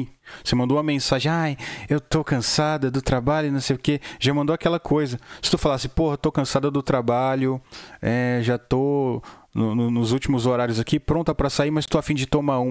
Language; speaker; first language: Portuguese; native; Portuguese